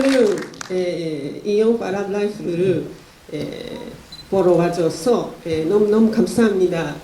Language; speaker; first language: Korean; non-native, learner; Japanese